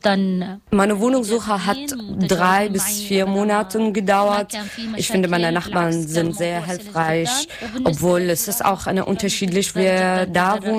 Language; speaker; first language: German; non-native, learner; Arabic